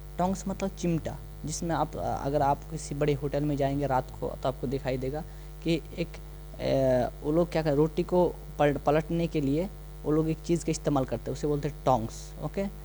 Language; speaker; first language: Hindi; non-native, local second language; Bangla